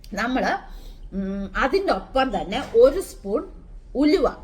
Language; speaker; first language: Malayalam; native; Malayalam